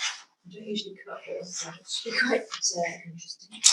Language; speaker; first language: English; native; English